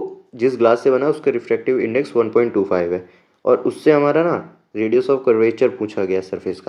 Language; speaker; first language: Hindi; native; Hindi